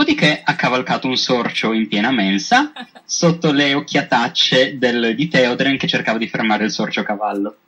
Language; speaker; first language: Italian; native; Italian